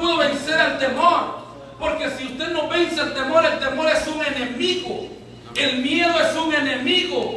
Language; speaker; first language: Spanish; native; Spanish